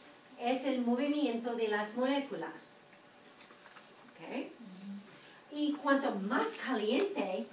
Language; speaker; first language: Spanish; non-native, fluent; English